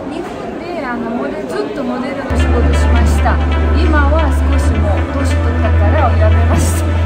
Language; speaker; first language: Japanese; non-native, fluent; Romanian